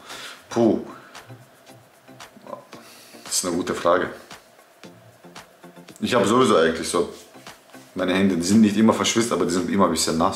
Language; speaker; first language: German; early bilingual, other home language; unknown